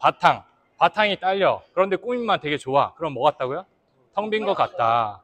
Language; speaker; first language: Korean; native; Korean